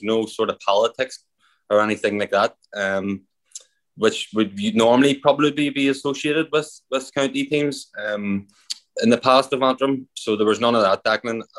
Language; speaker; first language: English; native; English